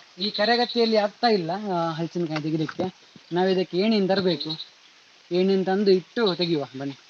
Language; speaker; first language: Kannada; non-native, local second language; Tulu